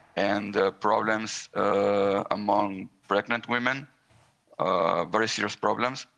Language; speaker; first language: English; non-native, fluent; Hebrew